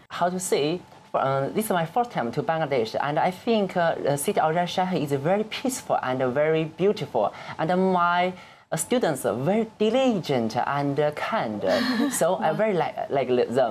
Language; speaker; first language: English; non-native, learner; Chinese